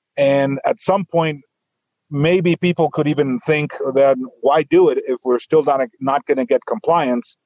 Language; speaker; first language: English; non-native, fluent; Spanish